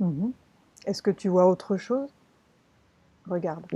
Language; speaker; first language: French; native; French